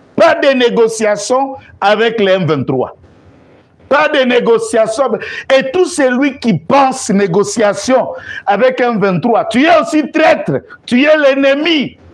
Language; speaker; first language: French; non-native, local second language; Lingala